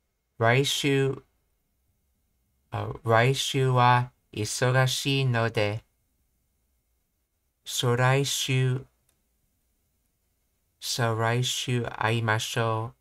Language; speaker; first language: Japanese; non-native, learner; English